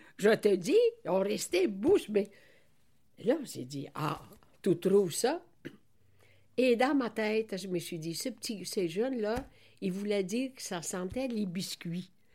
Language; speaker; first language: French; non-native, fluent; Italian